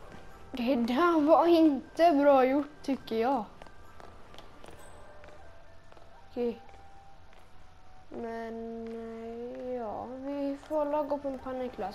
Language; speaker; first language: Swedish; native; Swedish